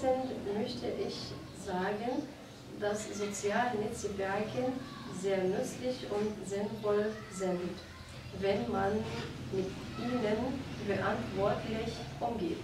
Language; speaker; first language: German; non-native, fluent; Arabic